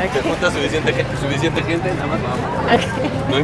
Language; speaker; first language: Spanish; native; Spanish